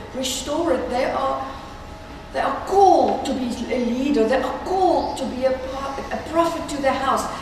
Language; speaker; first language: English; non-native, local second language; Afrikaans